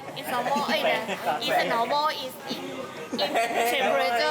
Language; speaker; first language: English; non-native, learner; Thai